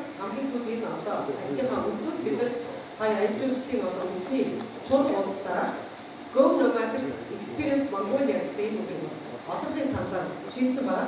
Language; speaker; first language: Mongolian; native; Mongolian